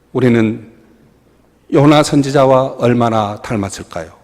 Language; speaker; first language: Korean; native; Korean